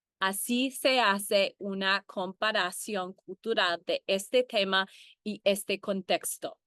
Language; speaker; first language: Spanish; early bilingual, heritage; Spanish